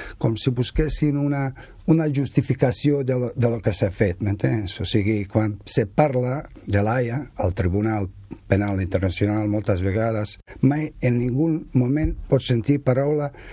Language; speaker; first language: Catalan; non-native, fluent; Bosnian